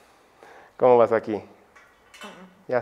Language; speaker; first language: Spanish; native; Spanish